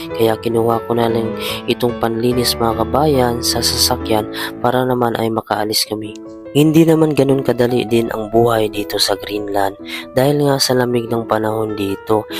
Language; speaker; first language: Filipino; native; Filipino